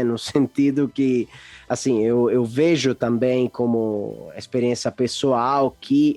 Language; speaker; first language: Portuguese; non-native, fluent; Italian